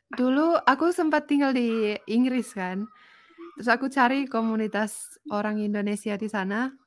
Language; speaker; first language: Indonesian; non-native, fluent; Finnish